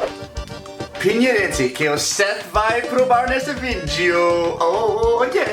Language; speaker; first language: Portuguese; non-native, fluent; English